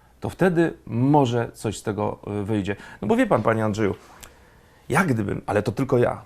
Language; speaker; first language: Polish; native; Polish